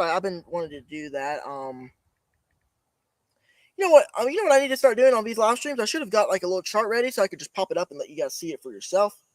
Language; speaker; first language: English; native; English